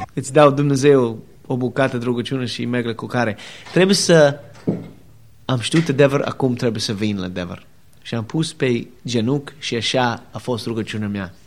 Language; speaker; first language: Romanian; non-native, learner; English